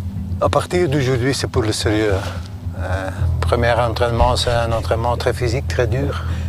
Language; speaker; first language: French; non-native, local second language; Dutch